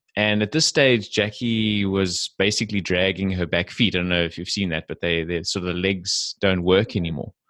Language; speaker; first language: English; native; English